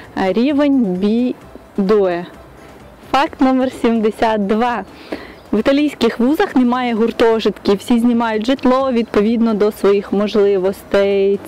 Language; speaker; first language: Ukrainian; native; Ukrainian